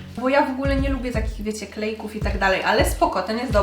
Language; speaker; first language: Polish; native; Polish